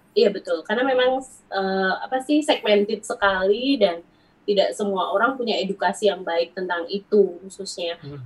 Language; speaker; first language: Indonesian; native; Indonesian